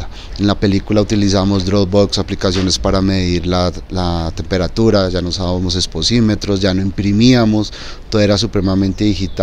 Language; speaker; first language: Spanish; native; Spanish